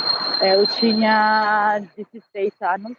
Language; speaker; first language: Portuguese; non-native, learner; Spanish